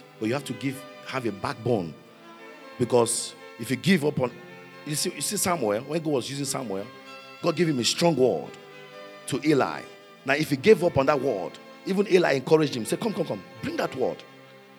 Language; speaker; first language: English; non-native, local second language; Yoruba